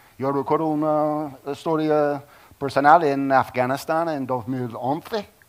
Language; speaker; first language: Spanish; non-native, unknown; English